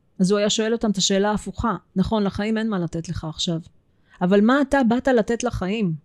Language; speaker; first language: Hebrew; early bilingual, other home language; Russian